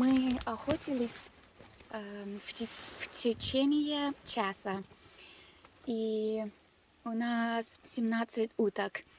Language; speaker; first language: Russian; non-native, learner; English